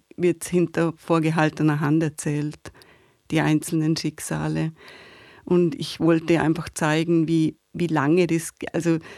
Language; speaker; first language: German; native; German